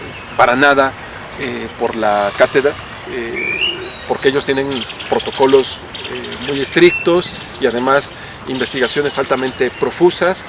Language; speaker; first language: Spanish; native; Spanish